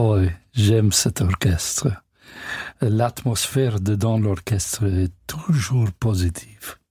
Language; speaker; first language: French; non-native, learner; English